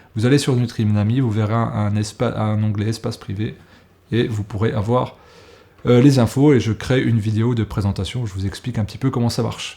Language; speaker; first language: French; native; French